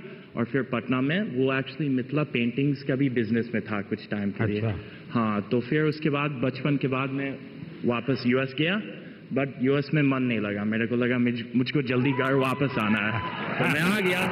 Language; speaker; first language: Hindi; early bilingual, other home language; English